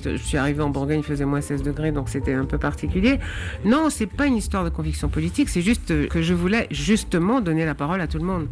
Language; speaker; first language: French; native; French